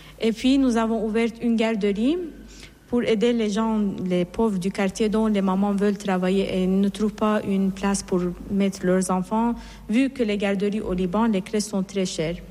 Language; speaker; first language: French; non-native, fluent; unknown